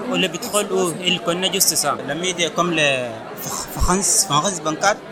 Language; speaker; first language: French; non-native, fluent; Arabic